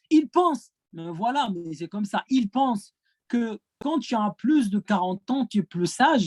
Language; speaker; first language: French; non-native, fluent; Arabic